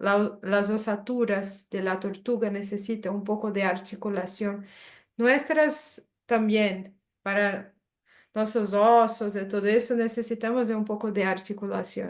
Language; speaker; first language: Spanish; non-native, learner; Portuguese